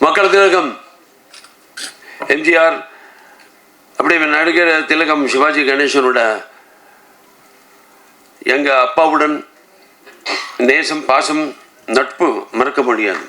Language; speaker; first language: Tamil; non-native, learner; Telugu